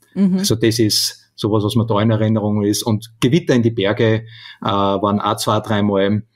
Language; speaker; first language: German; native; German